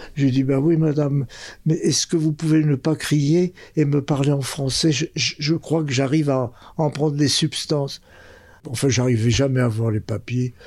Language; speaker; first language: French; early bilingual, other home language; Spanish